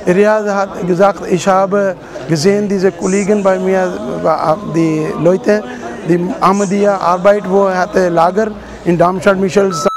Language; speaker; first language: German; non-native, learner; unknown